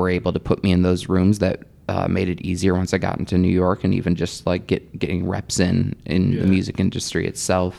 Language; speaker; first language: English; native; English